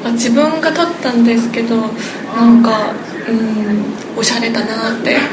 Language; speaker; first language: Japanese; non-native, fluent; Korean